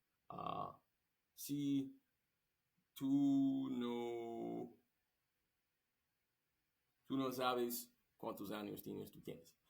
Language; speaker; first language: Spanish; non-native, learner; English